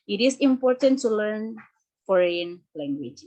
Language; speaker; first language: English; non-native, fluent; Indonesian